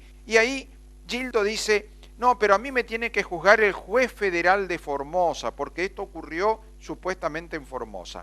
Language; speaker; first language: Spanish; native; Spanish